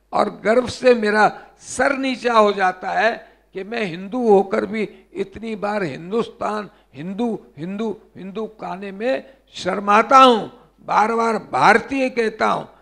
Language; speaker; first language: Hindi; native; Hindi